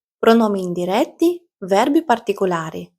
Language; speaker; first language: Italian; non-native, fluent; Ukrainian